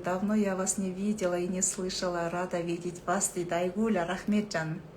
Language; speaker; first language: Russian; non-native, local second language; Kazakh